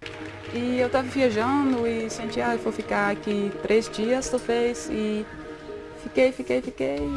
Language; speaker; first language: Portuguese; non-native, fluent; Dutch